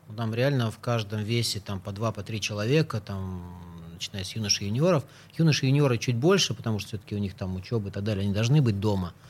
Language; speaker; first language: Russian; native; Russian